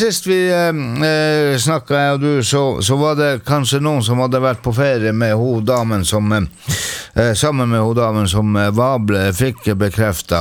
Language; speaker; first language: Norwegian; native; Norwegian